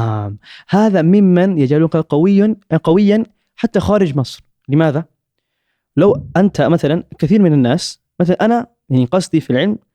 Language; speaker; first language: Arabic; non-native, learner; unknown